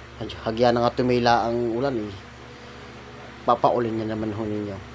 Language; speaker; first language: Filipino; native; Filipino